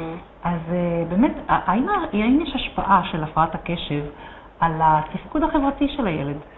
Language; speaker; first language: Hebrew; native; Hebrew